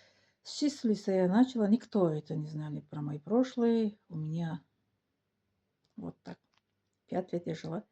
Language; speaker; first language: Russian; non-native, local second language; Tajik